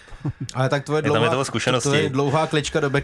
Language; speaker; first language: Czech; native; Czech